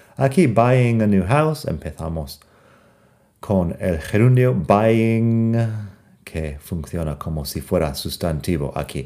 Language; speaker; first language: Spanish; non-native, fluent; English